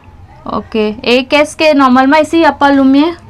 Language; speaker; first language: French; non-native, learner; Telugu